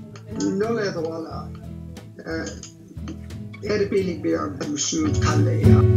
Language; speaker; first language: Basque; non-native, fluent; English